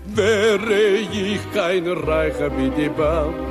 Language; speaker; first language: German; non-native, fluent; Czech